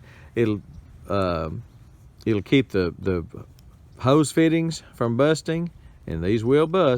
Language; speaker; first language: English; native; English